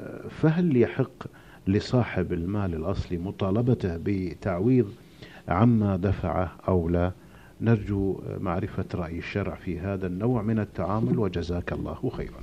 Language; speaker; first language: Arabic; native; Arabic